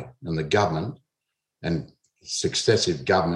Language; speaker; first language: English; native; English